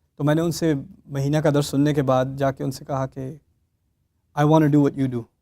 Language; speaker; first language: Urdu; early bilingual, heritage; Urdu